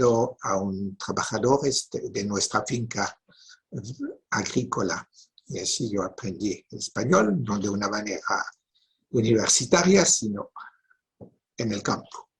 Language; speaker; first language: Spanish; non-native, fluent; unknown